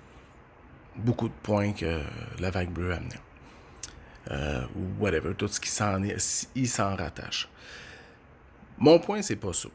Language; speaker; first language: French; native; French